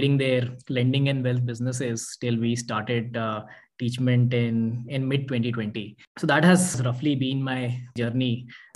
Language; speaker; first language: English; non-native, local second language; Hindi